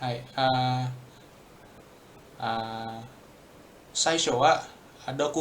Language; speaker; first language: Japanese; non-native, learner; Indonesian